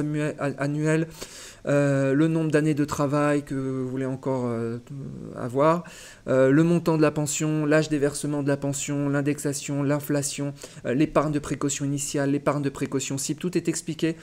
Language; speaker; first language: French; native; French